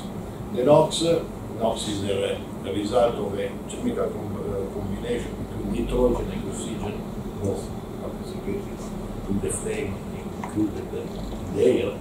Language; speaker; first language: English; non-native, learner; Italian